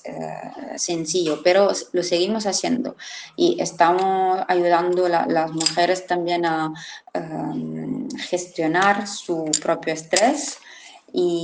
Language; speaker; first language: Spanish; non-native, fluent; Italian